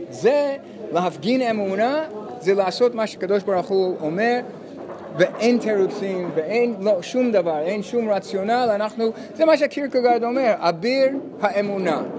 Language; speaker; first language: Hebrew; non-native, fluent; English